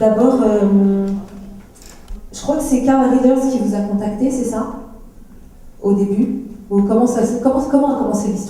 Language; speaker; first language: French; native; French